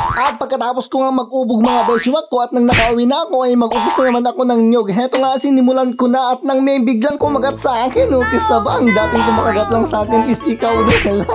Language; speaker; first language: Filipino; non-native, local second language; Iloko